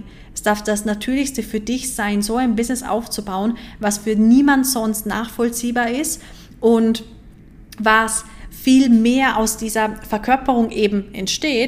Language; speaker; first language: German; native; German